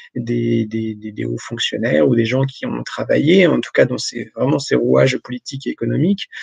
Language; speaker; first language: French; native; French